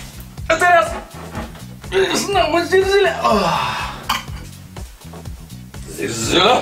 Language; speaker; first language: Polish; non-native, learner; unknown